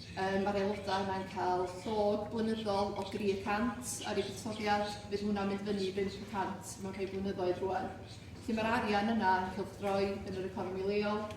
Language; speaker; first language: Welsh; native; Welsh